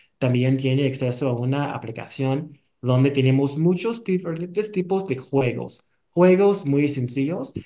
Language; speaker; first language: Spanish; non-native, fluent; English